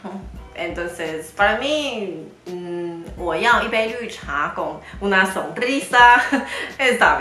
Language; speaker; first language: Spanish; non-native, fluent; Chinese